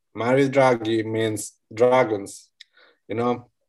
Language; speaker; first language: English; non-native, fluent; Italian